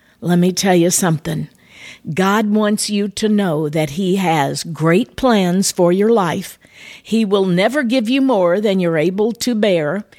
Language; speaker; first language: English; native; English